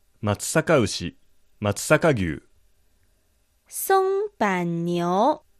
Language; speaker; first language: Chinese; non-native, fluent; Japanese